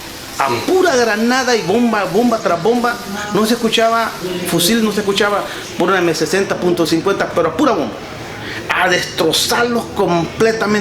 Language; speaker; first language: Spanish; native; Spanish